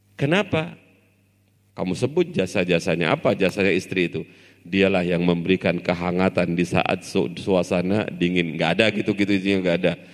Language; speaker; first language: Indonesian; non-native, local second language; Javanese